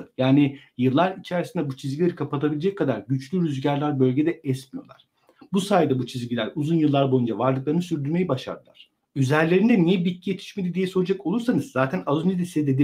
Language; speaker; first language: Turkish; native; Turkish